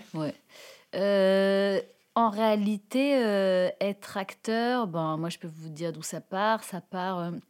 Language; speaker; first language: French; native; French